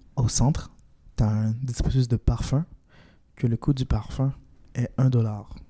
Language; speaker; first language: French; native; French